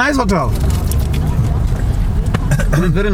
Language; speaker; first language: English; non-native, local second language; Zulu